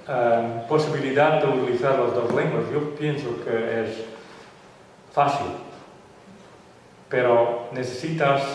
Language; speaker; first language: Spanish; non-native, fluent; Dutch